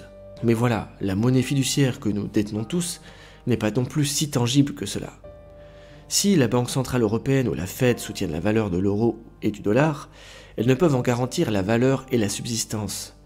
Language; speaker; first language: French; native; French